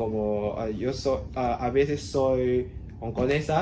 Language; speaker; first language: Spanish; non-native, learner; Cantonese